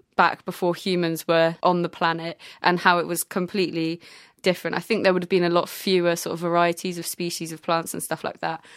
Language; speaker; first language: English; native; English